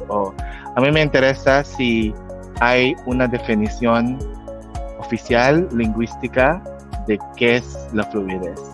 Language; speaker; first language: Spanish; non-native, fluent; Filipino